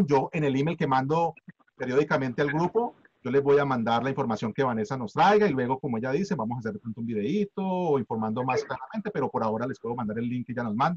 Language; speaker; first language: Spanish; native; Spanish